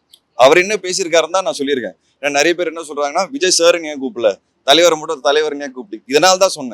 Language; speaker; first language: Tamil; native; Tamil